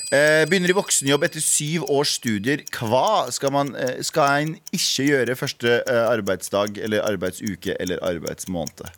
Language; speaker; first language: Norwegian; early bilingual, other home language; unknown